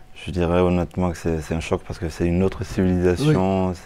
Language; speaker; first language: French; non-native, local second language; Mossi